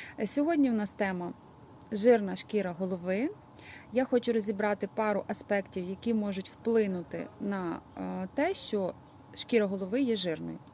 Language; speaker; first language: Ukrainian; native; Ukrainian